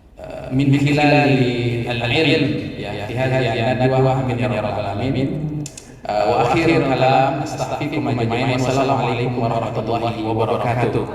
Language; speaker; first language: Arabic; non-native, fluent; Indonesian